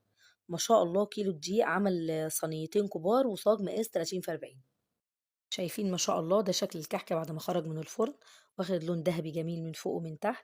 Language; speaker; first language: Arabic; native; Arabic